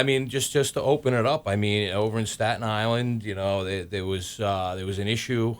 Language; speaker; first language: English; native; English